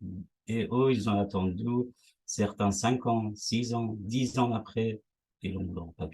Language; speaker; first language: French; non-native, fluent; Persian